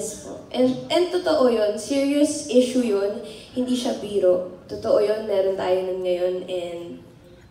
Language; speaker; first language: Filipino; native; Filipino